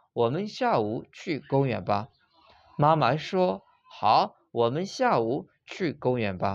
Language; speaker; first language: Chinese; non-native, fluent; Burmese